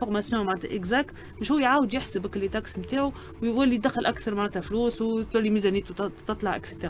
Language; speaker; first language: Arabic; native; Arabic